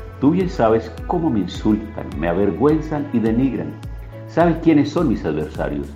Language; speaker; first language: Spanish; native; Spanish